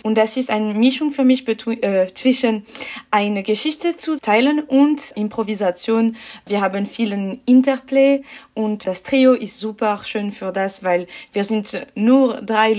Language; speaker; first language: German; non-native, local second language; French